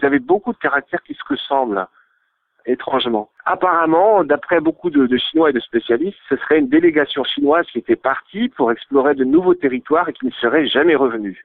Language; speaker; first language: French; native; French